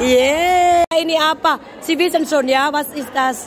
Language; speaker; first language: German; non-native, learner; Indonesian